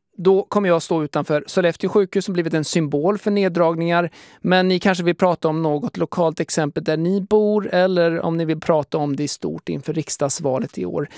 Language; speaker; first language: Swedish; native; Swedish